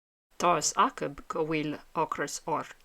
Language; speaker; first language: Irish; non-native, fluent; English